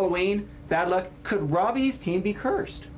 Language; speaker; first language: English; native; English